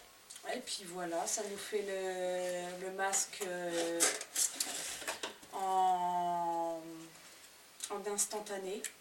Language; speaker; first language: French; native; French